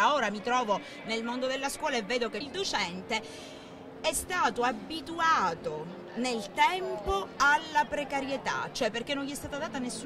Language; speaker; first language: Italian; native; Italian